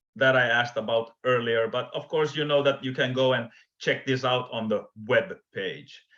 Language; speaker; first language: English; non-native, fluent; Finnish